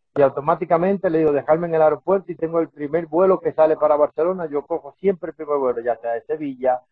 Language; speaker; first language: Spanish; native; Spanish